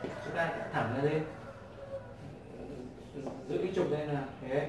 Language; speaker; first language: Vietnamese; native; Vietnamese